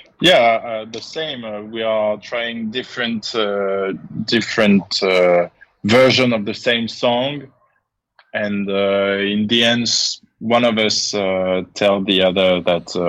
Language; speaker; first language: English; non-native, fluent; French